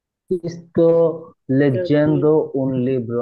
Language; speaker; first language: Italian; non-native, learner; Bangla